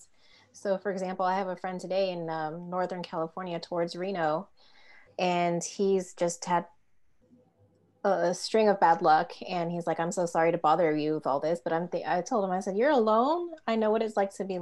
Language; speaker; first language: English; native; English